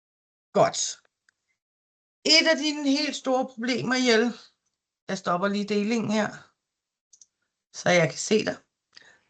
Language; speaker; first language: Danish; native; Danish